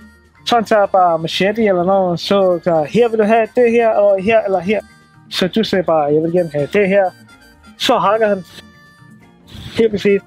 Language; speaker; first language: Danish; non-native, learner; Swahili